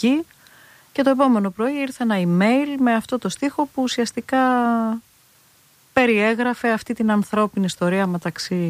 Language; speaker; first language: Greek; native; Greek